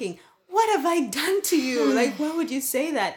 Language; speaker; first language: English; non-native, local second language; Ganda